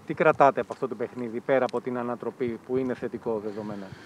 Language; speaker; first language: Greek; native; Greek